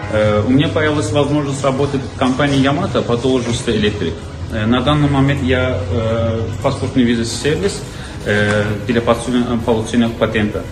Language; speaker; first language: Russian; non-native, learner; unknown